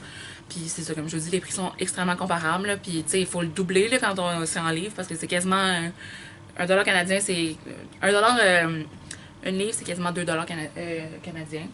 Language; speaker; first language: French; native; French